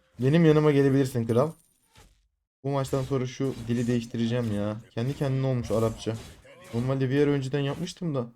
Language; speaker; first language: Turkish; native; Turkish